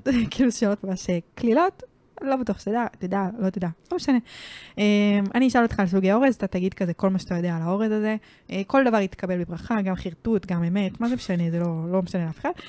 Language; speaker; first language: Hebrew; native; Hebrew